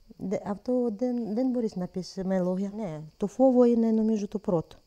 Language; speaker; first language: Greek; non-native, learner; Ukrainian